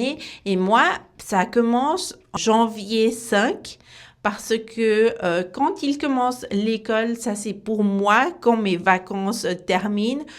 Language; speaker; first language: French; non-native, fluent; Spanish